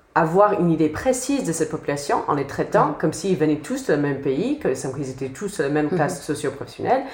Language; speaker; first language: French; non-native, fluent; English